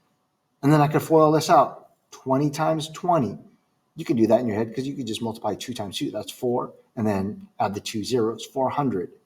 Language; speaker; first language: English; native; English